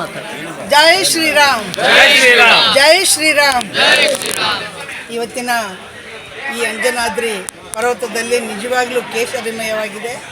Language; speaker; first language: Kannada; native; Kannada